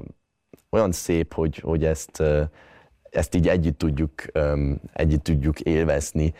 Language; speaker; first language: Hungarian; early bilingual, heritage; Hungarian